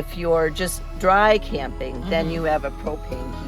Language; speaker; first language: English; native; English